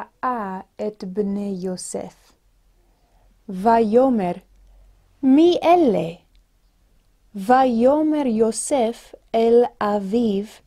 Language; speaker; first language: Hebrew; non-native, fluent; English